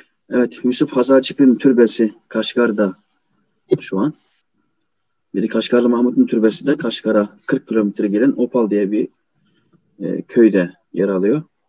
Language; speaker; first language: Turkish; non-native, fluent; Uyghur